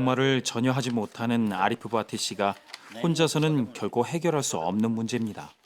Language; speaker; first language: Korean; native; Korean